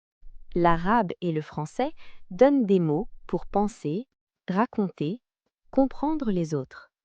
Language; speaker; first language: French; non-native, local second language; Arabic